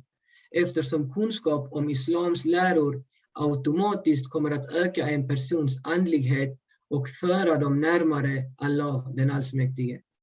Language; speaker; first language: Swedish; early bilingual, other home language; Urdu